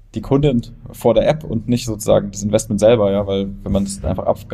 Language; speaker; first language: German; native; German